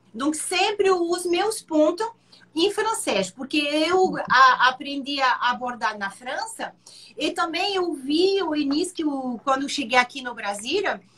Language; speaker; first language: Portuguese; non-native, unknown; French